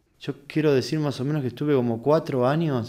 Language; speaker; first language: Spanish; non-native, fluent; German